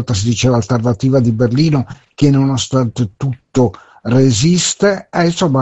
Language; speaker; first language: Italian; native; Italian